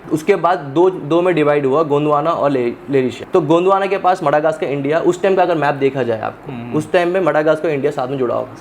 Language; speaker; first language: Hindi; non-native, local second language; Tamil